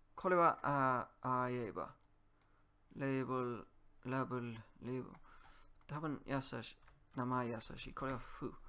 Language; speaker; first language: Japanese; non-native, learner; Polish